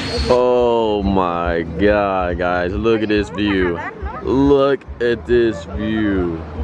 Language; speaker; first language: English; early bilingual, other home language; Spanish